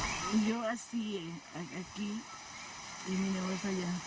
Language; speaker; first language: Spanish; non-native, local second language; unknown